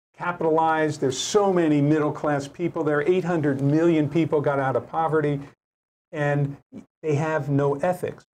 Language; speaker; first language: English; native; English